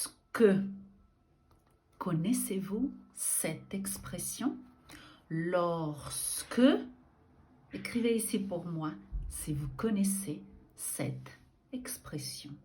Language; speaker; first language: French; non-native, fluent; Portuguese